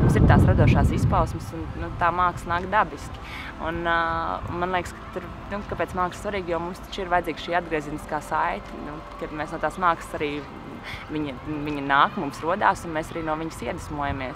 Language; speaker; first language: Latvian; native; Latvian